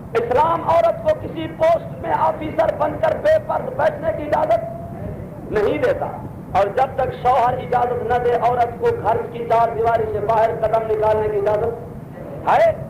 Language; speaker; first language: Urdu; non-native, local second language; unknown